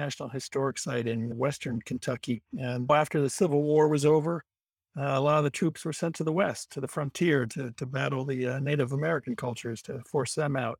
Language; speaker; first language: English; native; English